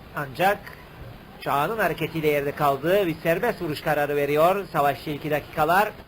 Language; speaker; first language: Turkish; native; Turkish